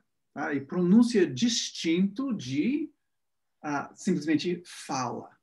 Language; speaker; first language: Portuguese; non-native, fluent; English